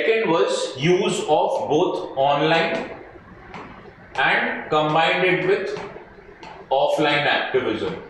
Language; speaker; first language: English; non-native, local second language; Hindi